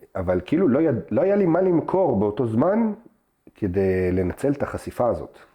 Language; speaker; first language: Hebrew; early bilingual, other home language; Russian